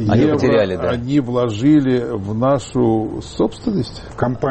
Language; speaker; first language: Russian; native; Russian